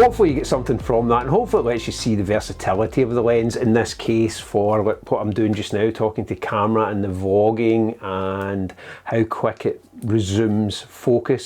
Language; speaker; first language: English; native; English